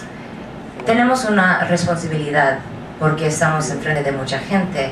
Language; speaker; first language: Spanish; non-native, learner; English